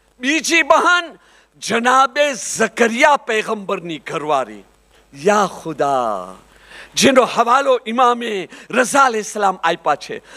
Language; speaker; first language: Gujarati; early bilingual, heritage; Gujarati